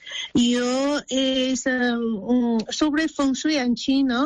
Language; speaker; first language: Spanish; non-native, learner; Chinese